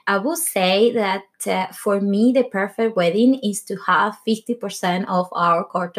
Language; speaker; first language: English; non-native, learner; Spanish